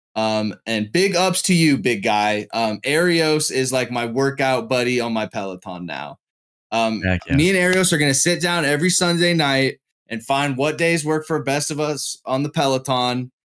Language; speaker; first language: English; native; English